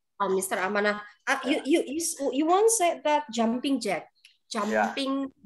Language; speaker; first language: English; non-native, fluent; Indonesian